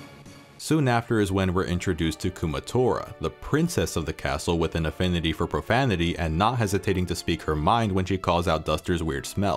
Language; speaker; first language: English; native; English